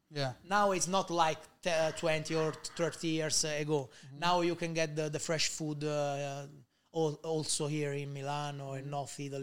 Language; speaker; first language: English; non-native, learner; Italian